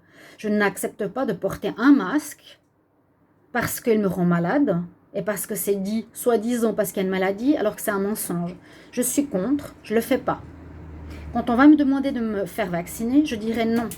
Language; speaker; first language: French; native; French